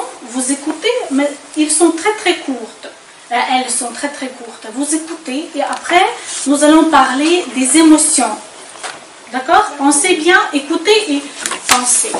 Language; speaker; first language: French; non-native, fluent; Ukrainian